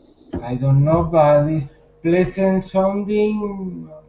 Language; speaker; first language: English; non-native, learner; Spanish